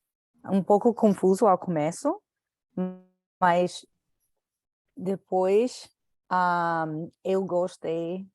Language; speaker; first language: Portuguese; non-native, fluent; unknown